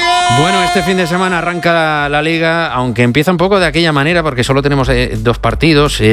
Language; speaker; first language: Spanish; native; Spanish